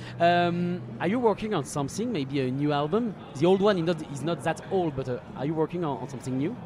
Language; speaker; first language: English; non-native, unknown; French